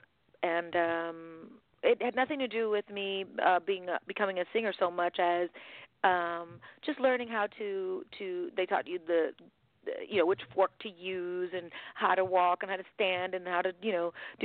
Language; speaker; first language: English; native; English